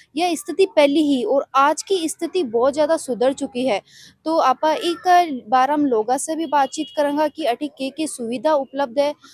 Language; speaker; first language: Hindi; native; Hindi